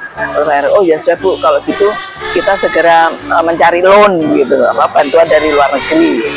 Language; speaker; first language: Indonesian; native; Indonesian